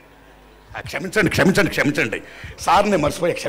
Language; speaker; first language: Telugu; native; Telugu